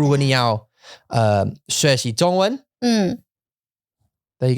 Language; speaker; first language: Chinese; non-native, learner; English